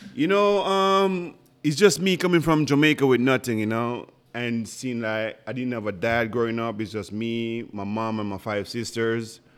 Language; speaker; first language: English; non-native, local second language; Jamaican Creole English